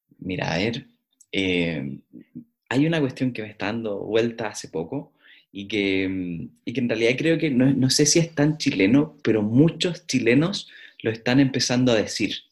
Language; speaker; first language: Spanish; native; Spanish